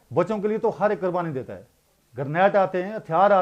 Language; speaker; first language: Hindi; non-native, local second language; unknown